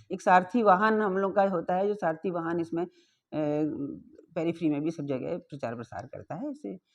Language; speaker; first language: Hindi; native; Hindi